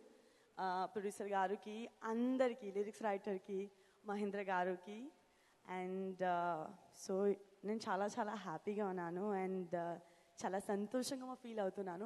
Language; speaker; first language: Telugu; non-native, learner; Gujarati